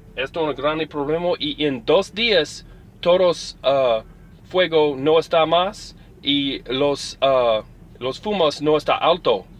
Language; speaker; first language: Spanish; non-native, learner; English